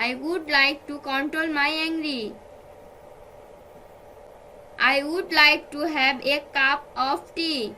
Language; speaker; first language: English; non-native, fluent; Bangla